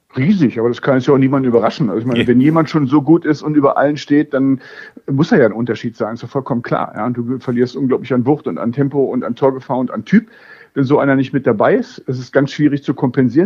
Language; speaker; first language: German; native; German